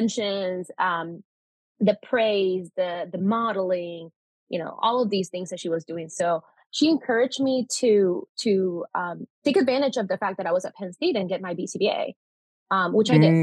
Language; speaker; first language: English; non-native, fluent; Spanish